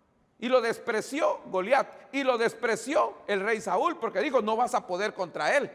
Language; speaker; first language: Spanish; native; Spanish